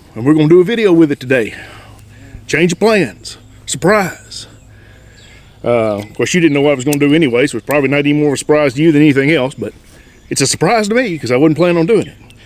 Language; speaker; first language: English; native; English